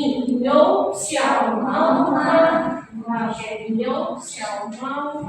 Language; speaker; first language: Chinese; non-native, fluent; Indonesian